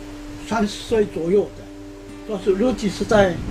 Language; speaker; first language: Chinese; non-native, local second language; Amis